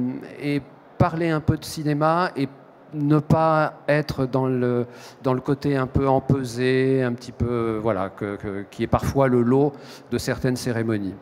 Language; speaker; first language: French; native; French